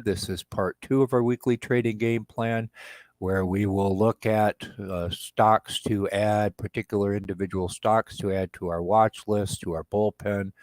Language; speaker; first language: English; native; English